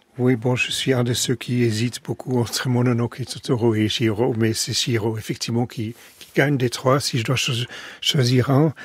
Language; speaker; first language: French; non-native, fluent; Dutch